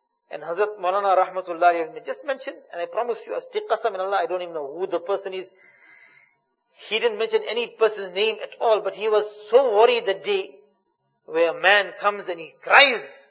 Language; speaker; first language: English; native; English